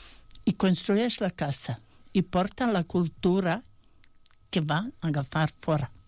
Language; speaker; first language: Catalan; non-native, fluent; Bosnian